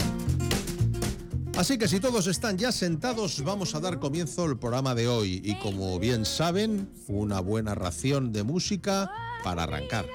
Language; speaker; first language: Spanish; native; Spanish